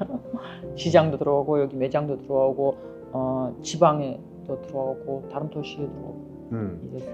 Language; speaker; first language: Korean; non-native, fluent; Kyrgyz